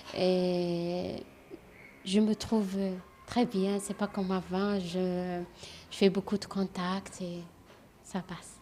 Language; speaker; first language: French; non-native, local second language; Arabic